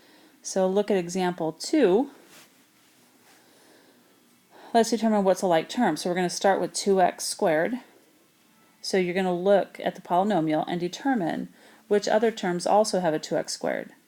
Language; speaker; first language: English; native; English